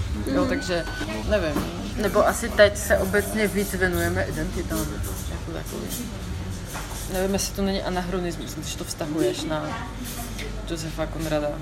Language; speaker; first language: Czech; early bilingual, heritage; Czech